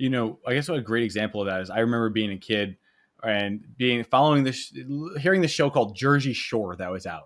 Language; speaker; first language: English; native; English